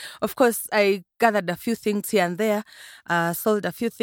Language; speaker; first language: English; non-native, local second language; Ganda